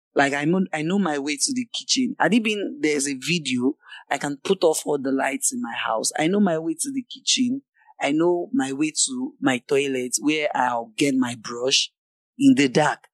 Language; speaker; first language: English; non-native, local second language; Yoruba